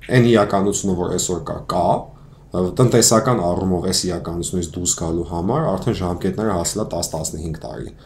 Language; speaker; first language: Armenian; early bilingual, heritage; Armenian